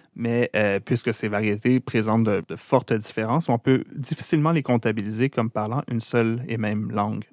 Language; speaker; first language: French; native; French